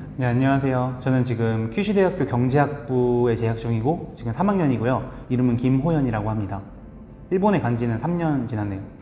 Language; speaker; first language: Korean; native; Korean